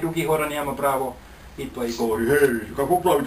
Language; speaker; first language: Bulgarian; non-native, learner; Finnish